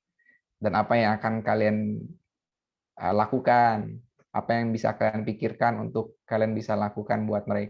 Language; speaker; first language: Indonesian; native; Indonesian